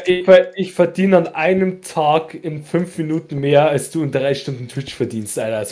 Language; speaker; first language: German; native; German